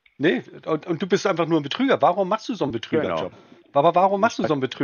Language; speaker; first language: German; native; German